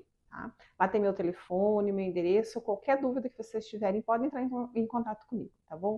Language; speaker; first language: Portuguese; native; Portuguese